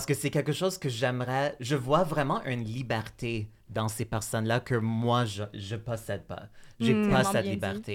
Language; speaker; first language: French; native; French